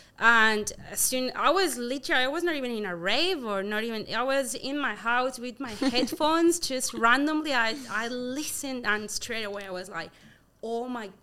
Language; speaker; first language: English; non-native, fluent; Spanish